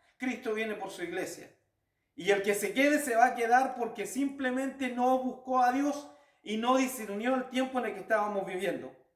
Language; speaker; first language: Spanish; native; Spanish